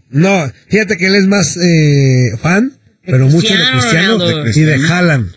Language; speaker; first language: Spanish; native; Spanish